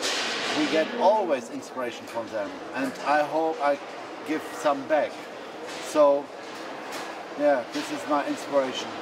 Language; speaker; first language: English; non-native, fluent; German